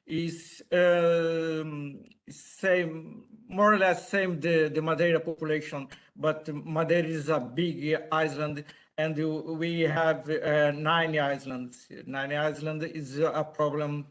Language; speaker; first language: English; non-native, learner; Portuguese